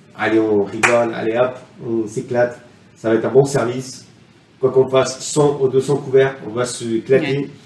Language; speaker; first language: French; non-native, fluent; Spanish